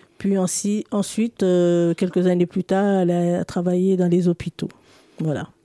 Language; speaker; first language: French; native; French